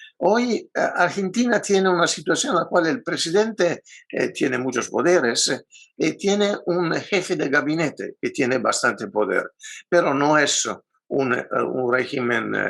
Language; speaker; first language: Spanish; non-native, fluent; Italian